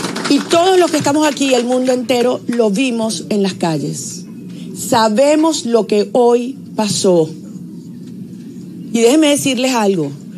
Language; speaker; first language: Spanish; native; Spanish